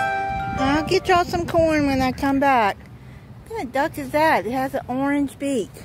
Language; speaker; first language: English; native; English